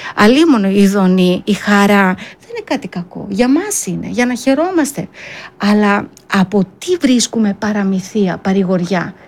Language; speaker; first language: Greek; early bilingual, heritage; Greek